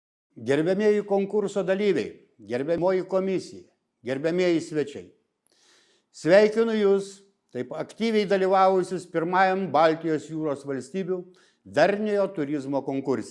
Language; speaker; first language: Lithuanian; native; Lithuanian